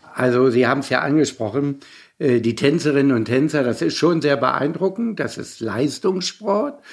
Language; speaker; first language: German; native; German